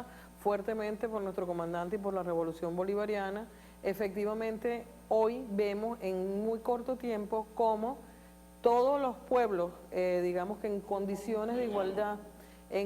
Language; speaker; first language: Spanish; native; Spanish